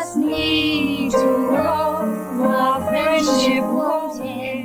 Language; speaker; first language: English; native; English